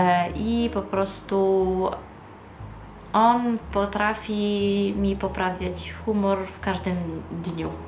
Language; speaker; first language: Polish; early bilingual, heritage; Polish